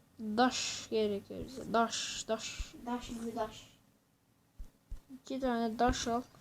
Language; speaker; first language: Turkish; native; Turkish